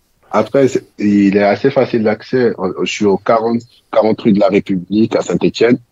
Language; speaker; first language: French; non-native, local second language; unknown